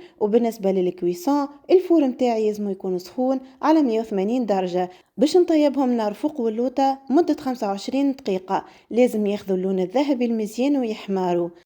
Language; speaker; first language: Arabic; native; Arabic